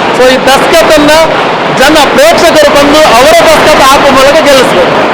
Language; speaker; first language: Kannada; non-native, local second language; Tulu